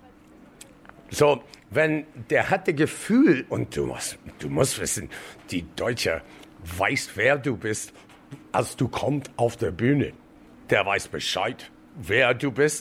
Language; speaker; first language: German; non-native, learner; English